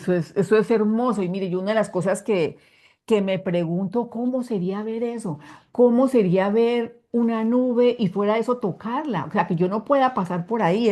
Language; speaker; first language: Spanish; native; Spanish